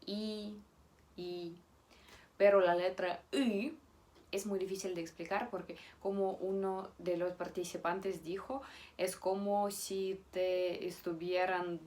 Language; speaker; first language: Spanish; non-native, fluent; Russian